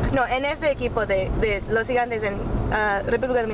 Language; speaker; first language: Spanish; non-native, learner; English